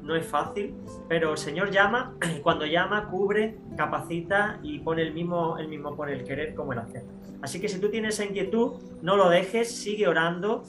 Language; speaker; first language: Spanish; native; Spanish